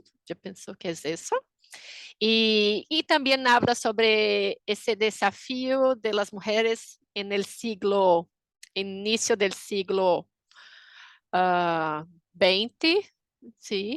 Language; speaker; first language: Spanish; non-native, fluent; Portuguese